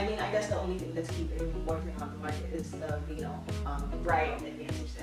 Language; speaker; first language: English; native; English